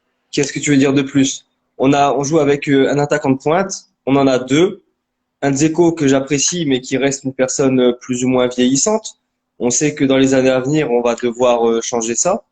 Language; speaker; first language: French; native; French